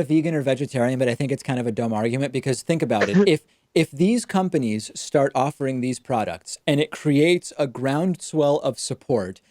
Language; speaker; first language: English; native; English